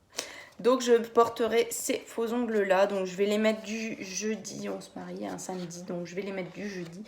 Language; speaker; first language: French; native; French